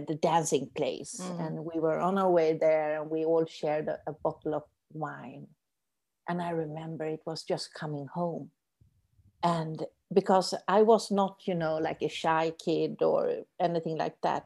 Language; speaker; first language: English; non-native, fluent; Swedish